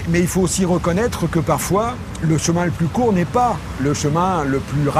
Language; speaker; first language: French; native; French